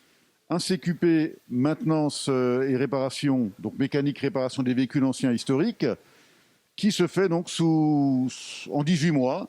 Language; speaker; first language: French; native; French